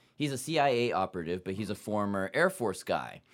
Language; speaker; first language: English; early bilingual, other home language; Japanese